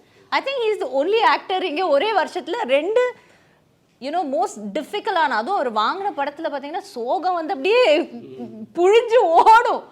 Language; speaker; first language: Tamil; native; Tamil